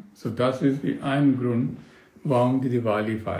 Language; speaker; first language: German; non-native, learner; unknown